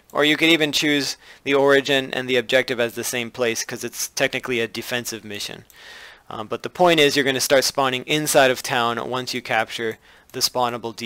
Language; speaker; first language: English; native; English